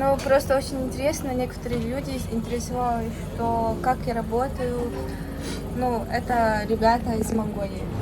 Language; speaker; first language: Russian; non-native, learner; Mongolian